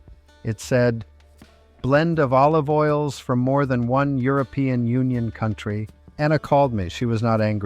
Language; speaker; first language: English; non-native, fluent; Italian